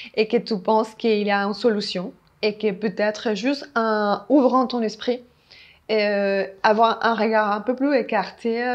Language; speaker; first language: French; non-native, fluent; Spanish